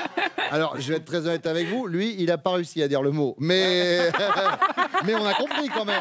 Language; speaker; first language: French; native; French